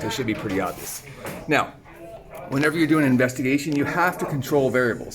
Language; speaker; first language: English; native; English